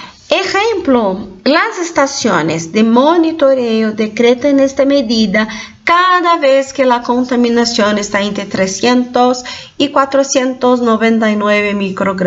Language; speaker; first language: Spanish; non-native, fluent; Portuguese